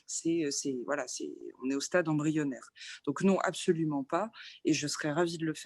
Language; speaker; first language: French; native; French